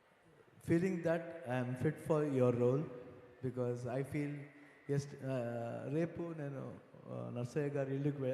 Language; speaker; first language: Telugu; non-native, learner; Kannada